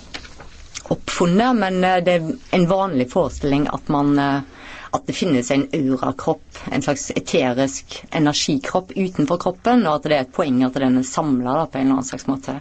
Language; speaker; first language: Norwegian; native; Norwegian